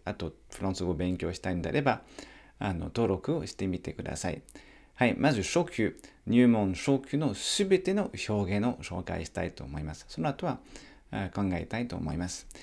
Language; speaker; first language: Japanese; non-native, fluent; French